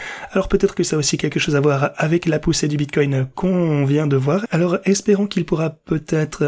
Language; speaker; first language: French; native; French